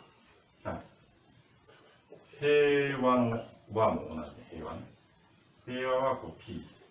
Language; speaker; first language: Japanese; non-native, fluent; Russian